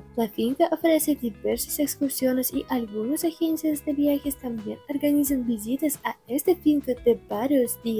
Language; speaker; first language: Spanish; non-native, fluent; Russian